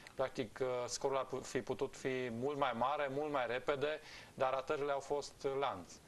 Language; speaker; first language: Romanian; native; Romanian